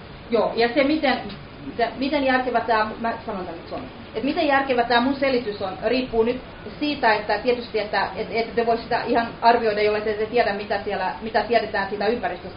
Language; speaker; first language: Finnish; native; Finnish